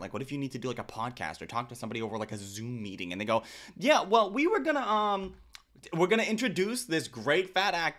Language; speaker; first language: English; native; English